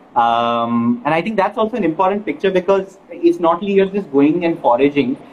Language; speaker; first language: English; non-native, local second language; Malayalam